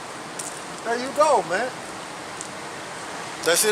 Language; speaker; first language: English; native; English